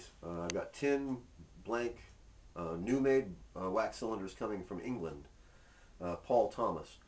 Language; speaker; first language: English; native; English